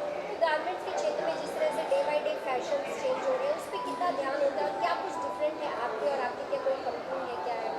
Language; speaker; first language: Hindi; native; Hindi